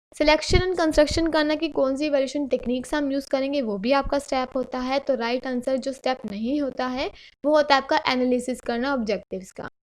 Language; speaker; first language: Hindi; native; Hindi